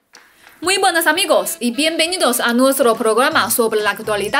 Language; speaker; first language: Spanish; non-native, learner; Chinese